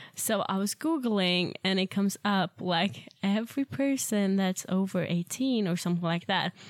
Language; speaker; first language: English; non-native, fluent; Swedish